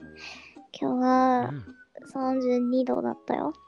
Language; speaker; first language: Japanese; non-native, learner; Filipino